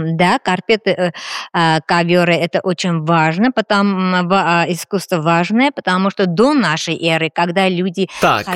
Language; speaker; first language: Russian; non-native, fluent; Armenian